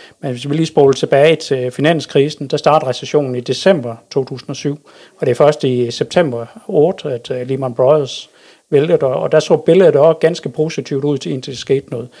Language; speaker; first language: Danish; native; Danish